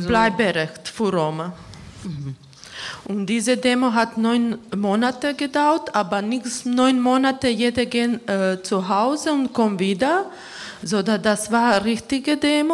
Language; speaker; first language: German; non-native, learner; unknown